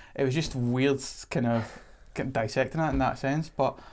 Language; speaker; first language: English; native; English